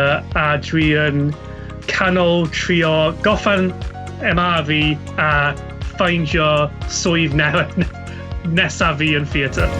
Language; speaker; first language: Welsh; non-native, local second language; English